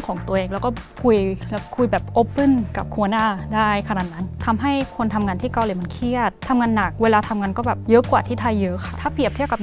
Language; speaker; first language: Thai; non-native, fluent; Korean